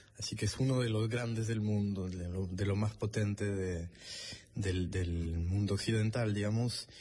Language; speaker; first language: Spanish; non-native, fluent; French